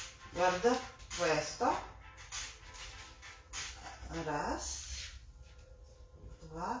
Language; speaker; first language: Italian; non-native, learner; Russian